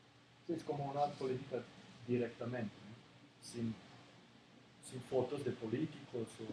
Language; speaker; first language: Spanish; non-native, learner; Serbian